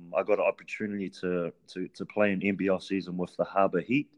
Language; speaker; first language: English; native; English